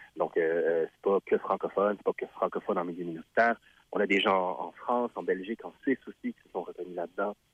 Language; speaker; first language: French; native; French